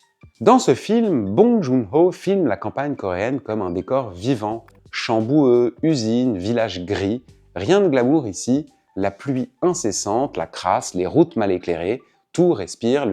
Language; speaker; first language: French; native; French